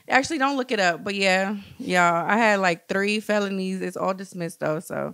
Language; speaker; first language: English; native; English